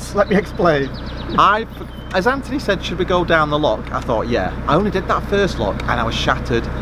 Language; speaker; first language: English; native; English